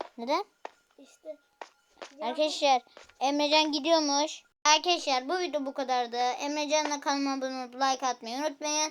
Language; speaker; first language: Turkish; native; Turkish